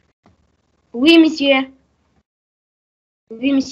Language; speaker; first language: French; non-native, learner; Arabic